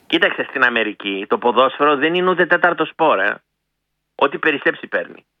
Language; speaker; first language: Greek; early bilingual, heritage; Greek